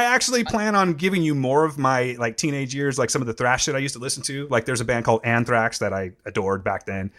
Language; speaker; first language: English; native; English